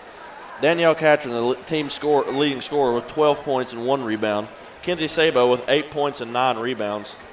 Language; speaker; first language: English; native; English